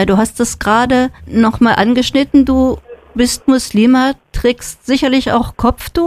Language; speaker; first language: German; native; German